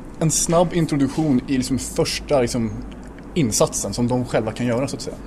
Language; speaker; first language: Swedish; native; Swedish